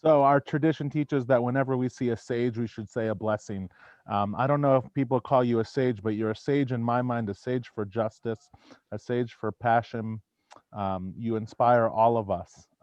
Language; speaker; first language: English; native; English